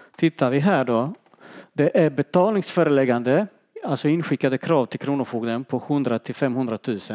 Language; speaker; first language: Swedish; non-native, fluent; Bosnian